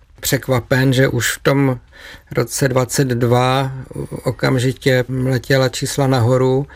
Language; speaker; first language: Czech; native; Czech